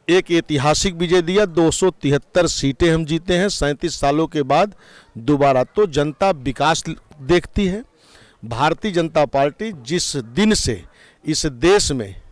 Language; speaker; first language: Hindi; native; Hindi